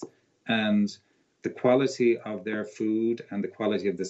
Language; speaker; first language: English; native; English